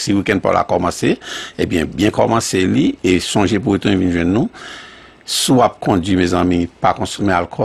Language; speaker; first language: French; early bilingual, heritage; Haitian Creole